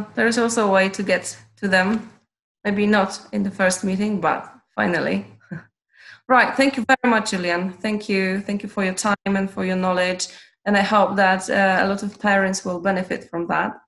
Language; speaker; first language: English; non-native, fluent; Polish